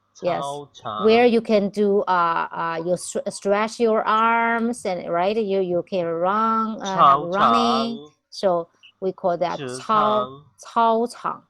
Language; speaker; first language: English; non-native, fluent; Chinese